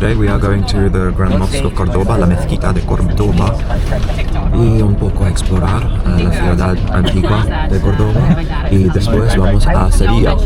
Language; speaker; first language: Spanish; non-native, learner; English